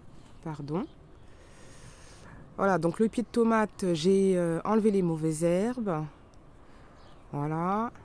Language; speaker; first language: French; native; French